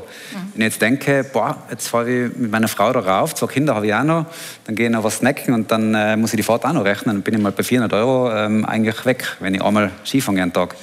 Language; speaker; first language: German; native; German